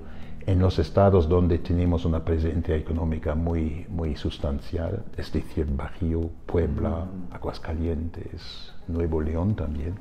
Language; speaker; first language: Spanish; non-native, fluent; German